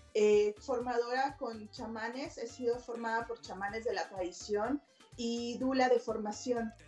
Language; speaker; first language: Spanish; native; Spanish